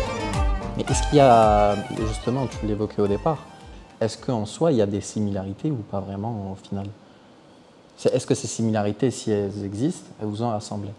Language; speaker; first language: French; native; French